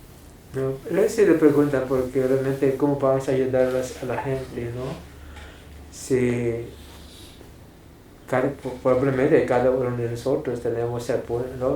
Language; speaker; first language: Spanish; non-native, fluent; English